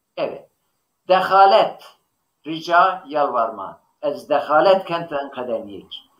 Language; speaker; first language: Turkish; non-native, local second language; Zaza